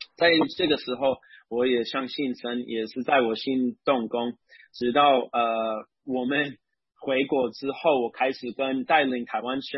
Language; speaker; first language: Chinese; non-native, fluent; English